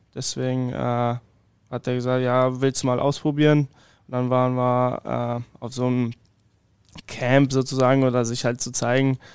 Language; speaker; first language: German; early bilingual, other home language; Polish